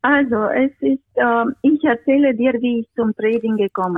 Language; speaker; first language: German; non-native, fluent; Romanian